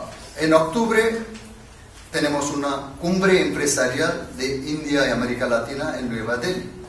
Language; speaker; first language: Spanish; non-native, learner; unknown